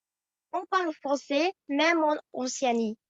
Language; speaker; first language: French; non-native, fluent; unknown